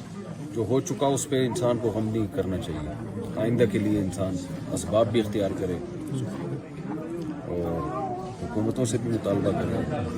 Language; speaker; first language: Urdu; native; Urdu